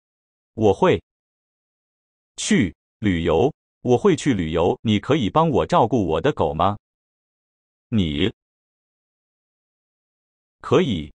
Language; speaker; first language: Chinese; non-native, learner; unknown